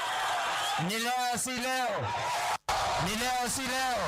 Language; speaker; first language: Swahili; non-native, local second language; Meru